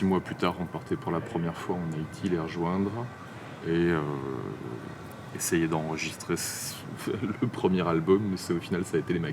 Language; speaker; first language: French; native; French